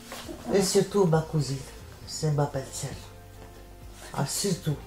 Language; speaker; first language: French; non-native, learner; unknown